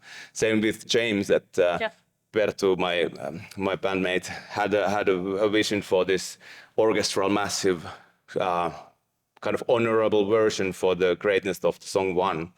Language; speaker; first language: English; non-native, fluent; Finnish